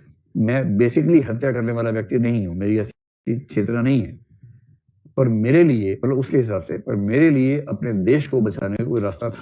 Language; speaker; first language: Hindi; native; Hindi